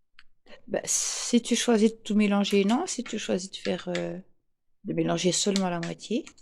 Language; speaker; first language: French; native; French